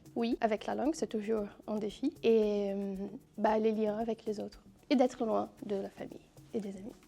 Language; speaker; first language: French; non-native, fluent; Portuguese